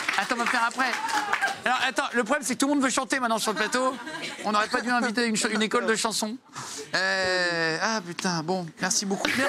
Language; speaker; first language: French; native; French